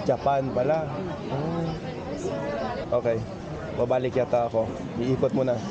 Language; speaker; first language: Filipino; non-native, learner; English